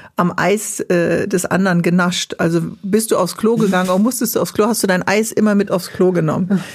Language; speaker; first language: German; native; German